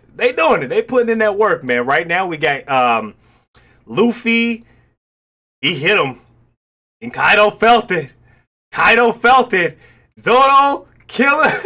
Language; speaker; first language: English; native; English